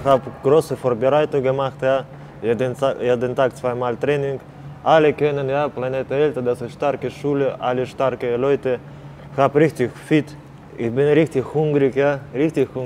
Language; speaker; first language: German; non-native, learner; Russian